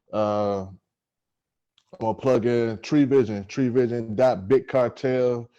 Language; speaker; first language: English; native; English